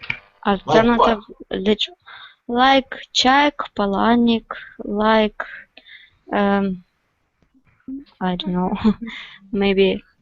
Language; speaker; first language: English; non-native, learner; Russian